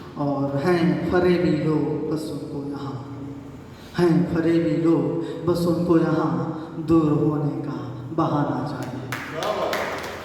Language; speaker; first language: Hindi; native; Hindi